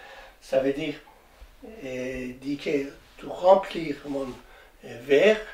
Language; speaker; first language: French; non-native, learner; Persian